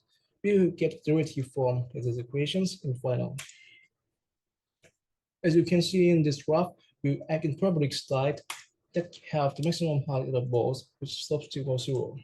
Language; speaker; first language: English; non-native, learner; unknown